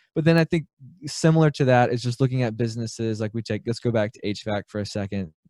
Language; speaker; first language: English; native; English